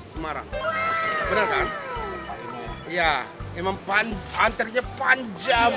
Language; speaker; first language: Indonesian; non-native, fluent; Japanese